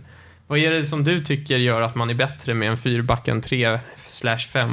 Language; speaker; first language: Swedish; native; Swedish